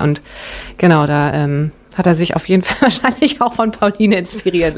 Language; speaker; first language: German; early bilingual, other home language; Japanese